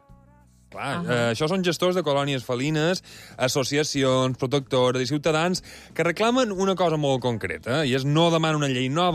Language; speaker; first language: Catalan; native; Catalan